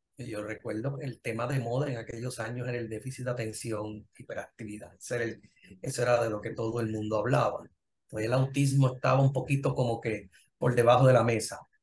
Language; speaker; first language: Spanish; native; Spanish